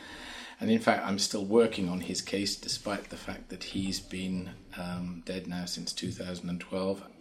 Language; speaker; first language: English; native; English